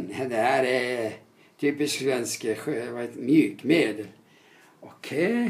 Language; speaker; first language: Swedish; non-native, fluent; Arabic